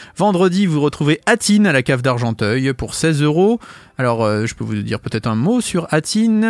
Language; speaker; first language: French; native; French